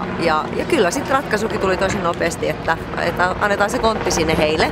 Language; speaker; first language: Finnish; native; Finnish